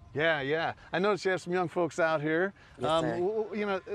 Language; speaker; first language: English; native; English